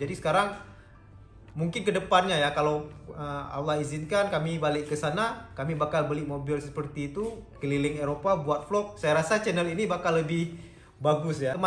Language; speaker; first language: Indonesian; native; Indonesian